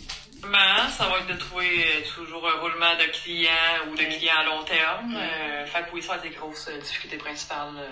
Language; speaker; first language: French; native; French